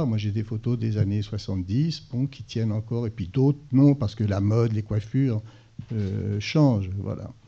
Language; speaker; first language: French; native; French